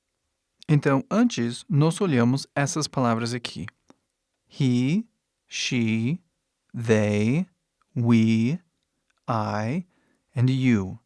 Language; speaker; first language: Portuguese; non-native, fluent; English